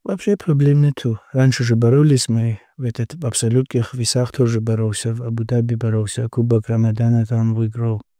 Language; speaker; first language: Russian; non-native, local second language; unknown